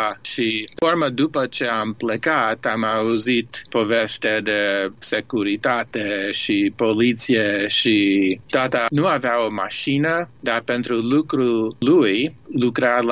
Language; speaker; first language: Romanian; early bilingual, heritage; Romanian